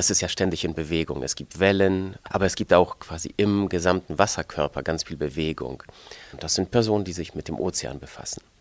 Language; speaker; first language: German; non-native, fluent; Polish